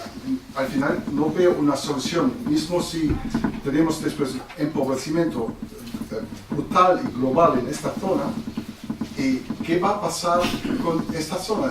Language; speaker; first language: Spanish; non-native, fluent; German